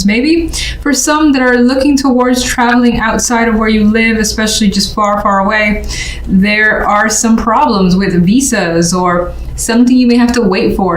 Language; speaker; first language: English; native; English